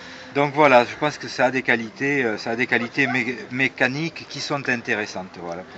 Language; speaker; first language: French; native; French